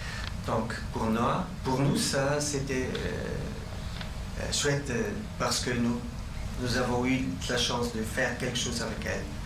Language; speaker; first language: French; non-native, local second language; German